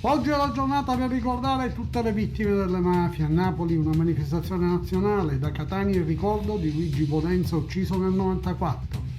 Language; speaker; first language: Italian; native; Italian